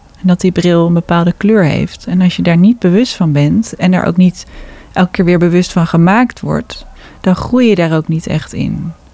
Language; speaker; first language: Dutch; native; Dutch